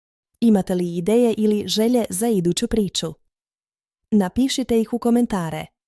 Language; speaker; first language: Bosnian; native; Bosnian